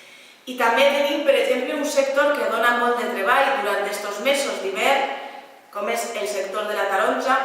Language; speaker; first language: Catalan; native; Catalan